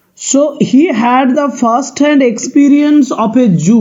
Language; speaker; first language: English; non-native, local second language; Bangla